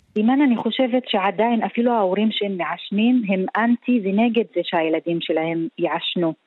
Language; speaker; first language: Hebrew; non-native, local second language; Arabic